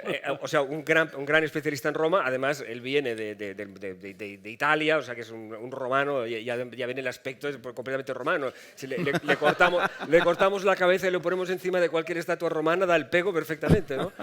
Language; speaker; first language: Spanish; native; Spanish